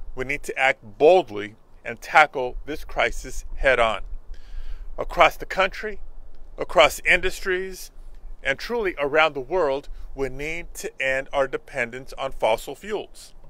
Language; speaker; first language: English; early bilingual, other home language; Spanish